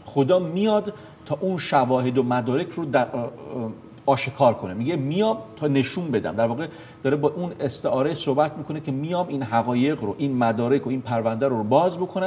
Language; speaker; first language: Persian; native; Persian